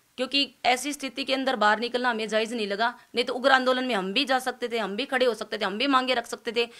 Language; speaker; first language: Hindi; native; Hindi